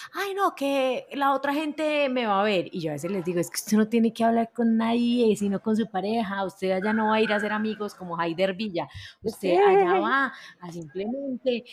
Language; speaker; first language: Spanish; native; Spanish